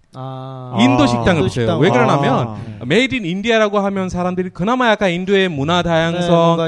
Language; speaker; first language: Korean; non-native, fluent; Bangla